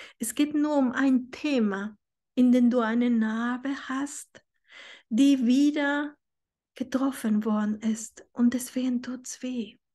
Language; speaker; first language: German; non-native, fluent; Spanish